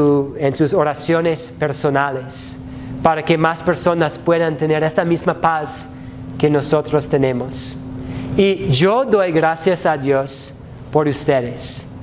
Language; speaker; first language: Spanish; non-native, fluent; English